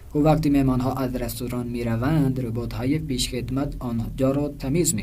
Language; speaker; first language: Persian; non-native, fluent; Urdu